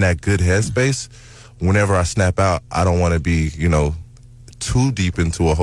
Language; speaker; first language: English; native; English